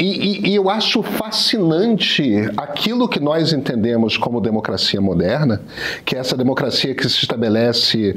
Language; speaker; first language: Portuguese; native; Portuguese